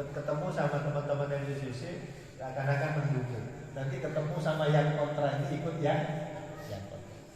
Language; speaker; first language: Indonesian; non-native, local second language; Madurese